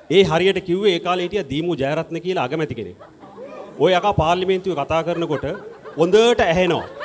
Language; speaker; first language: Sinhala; non-native, local second language; Tamil